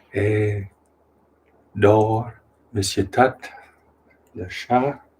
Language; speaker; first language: French; non-native, learner; English